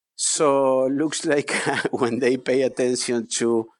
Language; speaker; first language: English; non-native, fluent; Spanish